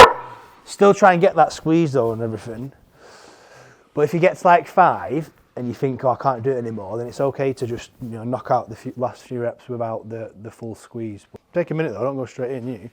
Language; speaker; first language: English; native; English